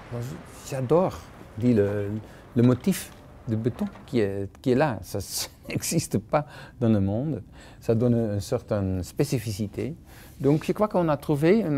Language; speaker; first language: French; non-native, fluent; Dutch